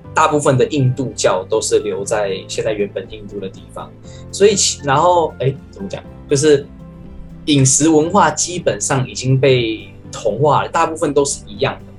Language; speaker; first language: Chinese; native; Chinese